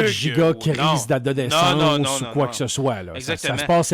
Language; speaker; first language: French; native; French